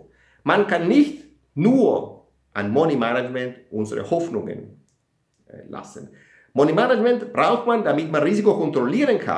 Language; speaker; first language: German; non-native, fluent; Italian